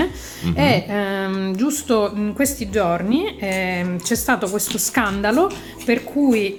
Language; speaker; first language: Italian; native; Italian